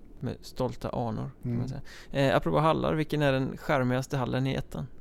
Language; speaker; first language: Swedish; native; Swedish